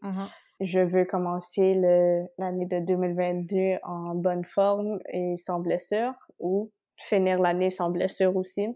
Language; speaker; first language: French; non-native, local second language; Spanish